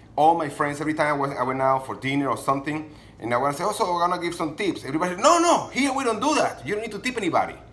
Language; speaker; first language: English; non-native, fluent; Spanish